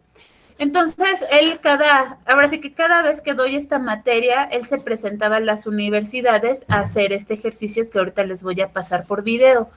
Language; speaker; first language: Spanish; native; Spanish